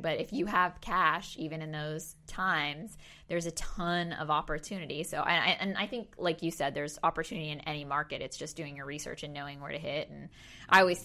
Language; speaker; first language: English; native; English